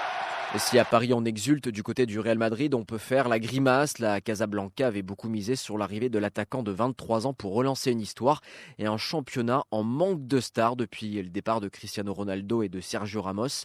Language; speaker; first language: French; native; French